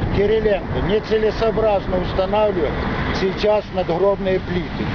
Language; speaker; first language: Russian; non-native, local second language; Ukrainian